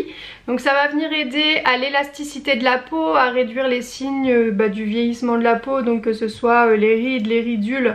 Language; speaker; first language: French; native; French